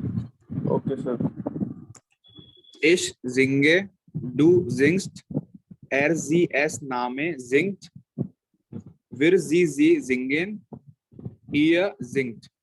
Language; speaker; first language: German; non-native, learner; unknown